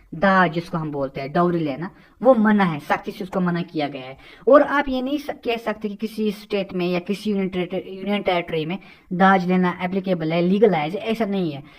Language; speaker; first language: Hindi; non-native, local second language; Kashmiri